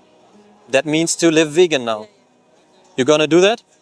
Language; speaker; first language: English; non-native, fluent; German